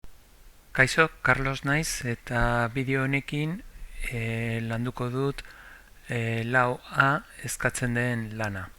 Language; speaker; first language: Basque; non-native, local second language; Spanish